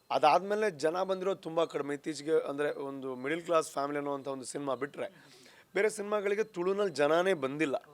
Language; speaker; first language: Kannada; non-native, local second language; Tulu